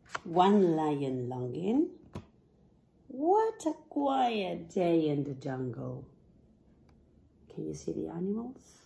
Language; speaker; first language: English; non-native, fluent; Spanish